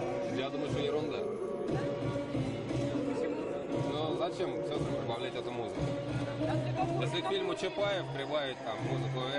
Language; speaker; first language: Russian; native; Russian